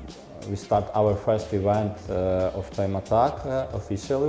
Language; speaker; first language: English; non-native, learner; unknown